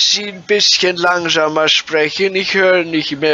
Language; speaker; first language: German; native; German